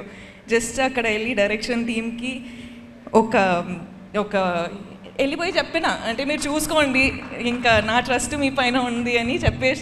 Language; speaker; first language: Telugu; non-native, fluent; Kodava